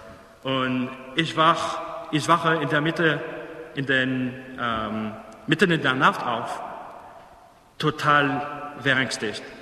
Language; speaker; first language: German; non-native, fluent; English